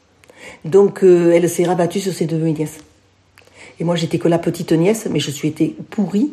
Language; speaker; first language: French; native; French